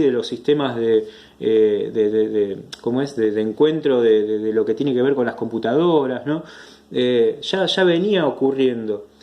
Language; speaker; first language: Spanish; native; Spanish